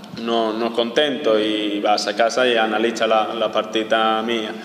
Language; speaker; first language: Italian; non-native, learner; Spanish